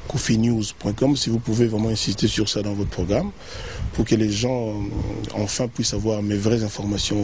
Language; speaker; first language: French; non-native, local second language; Lingala